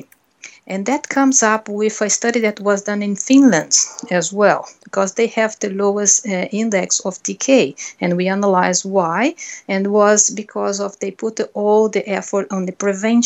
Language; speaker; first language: English; non-native, fluent; Portuguese